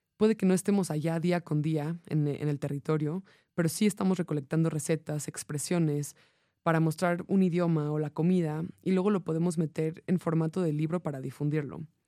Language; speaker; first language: Spanish; non-native, fluent; English